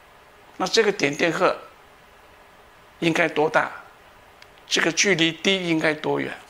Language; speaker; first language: Chinese; native; Chinese